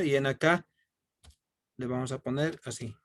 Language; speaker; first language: Spanish; native; Spanish